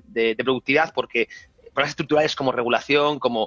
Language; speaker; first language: Spanish; native; Spanish